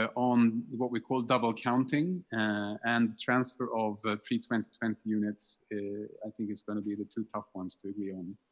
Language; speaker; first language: English; non-native, fluent; Swedish